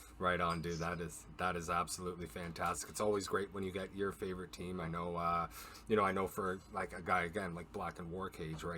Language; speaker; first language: English; native; English